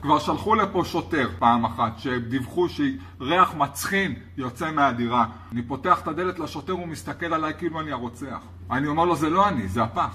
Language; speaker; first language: Hebrew; native; Hebrew